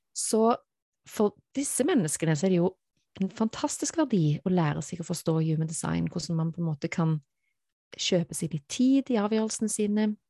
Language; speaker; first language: Norwegian; native; Norwegian